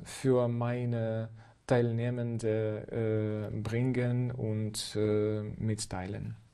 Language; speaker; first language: German; non-native, learner; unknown